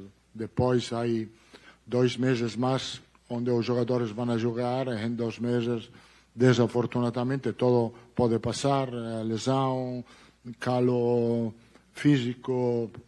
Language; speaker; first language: Portuguese; non-native, fluent; Italian